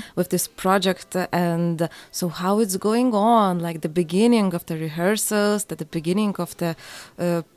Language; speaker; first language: English; non-native, learner; Lithuanian